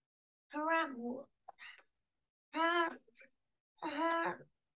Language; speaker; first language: Chinese; non-native, learner; Vietnamese